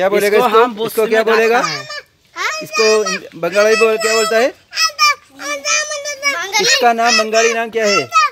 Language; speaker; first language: Hindi; non-native, local second language; Malayalam